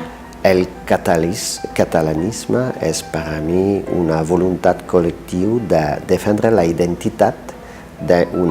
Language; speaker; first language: Catalan; non-native, fluent; French